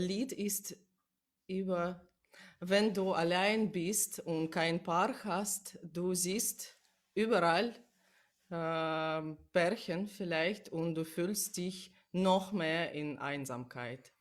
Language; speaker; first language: German; non-native, learner; Russian